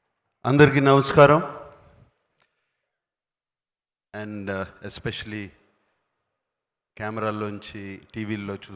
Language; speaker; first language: Telugu; native; Telugu